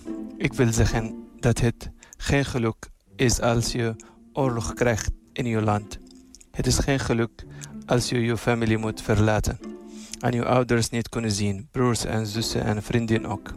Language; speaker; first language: Dutch; non-native, fluent; Arabic